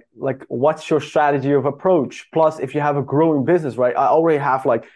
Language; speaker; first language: English; non-native, fluent; Dutch